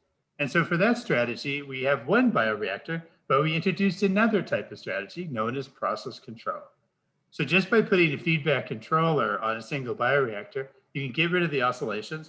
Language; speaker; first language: English; native; English